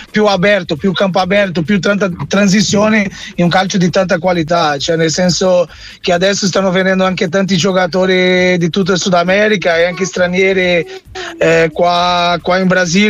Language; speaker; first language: Italian; non-native, fluent; Portuguese